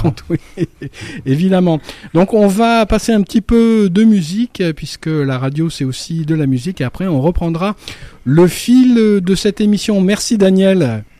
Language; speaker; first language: French; native; French